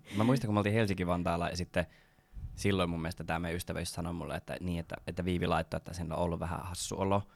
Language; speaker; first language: Finnish; non-native, local second language; Swedish